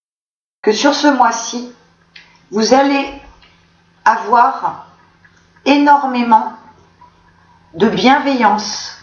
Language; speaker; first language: French; native; French